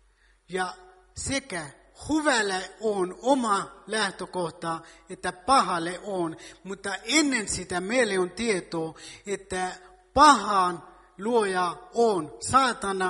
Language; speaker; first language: Finnish; non-native, fluent; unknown